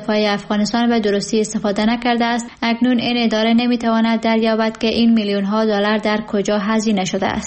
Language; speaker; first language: Persian; native; Persian